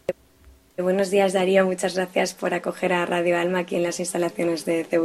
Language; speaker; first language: Spanish; native; Spanish